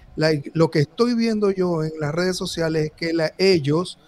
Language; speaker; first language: Spanish; native; Spanish